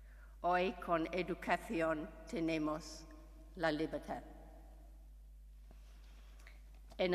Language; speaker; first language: Spanish; non-native, fluent; English